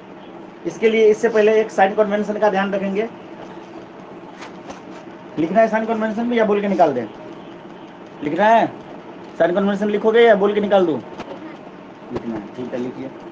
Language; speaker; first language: Hindi; native; Hindi